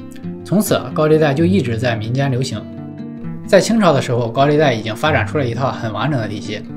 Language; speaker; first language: Chinese; native; Chinese